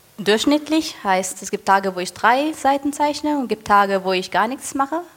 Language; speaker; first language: German; non-native, fluent; Italian